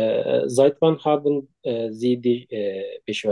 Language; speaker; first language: German; non-native, learner; Turkish